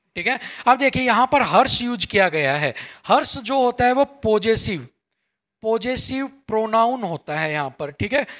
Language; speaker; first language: Hindi; native; Hindi